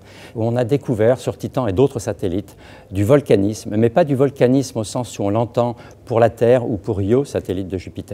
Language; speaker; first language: French; native; French